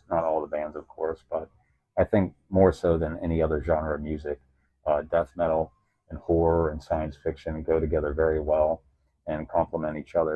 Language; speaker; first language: English; native; English